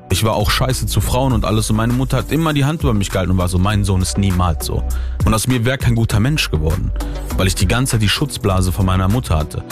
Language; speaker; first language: German; early bilingual, other home language; Italian